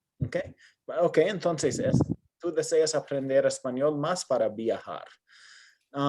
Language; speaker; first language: Spanish; non-native, fluent; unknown